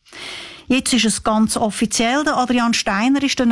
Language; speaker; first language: German; native; German